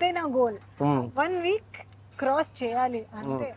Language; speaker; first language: Telugu; non-native, learner; Hindi